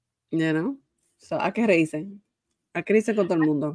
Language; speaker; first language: Spanish; early bilingual, heritage; Spanish